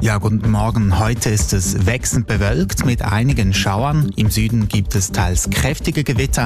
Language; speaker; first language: German; native; German